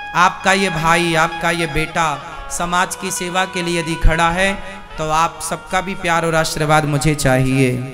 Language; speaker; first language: Hindi; native; Hindi